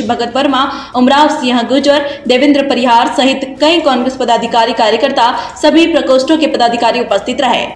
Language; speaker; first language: Hindi; native; Hindi